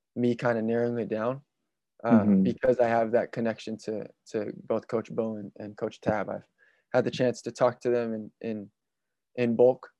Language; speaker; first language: English; native; English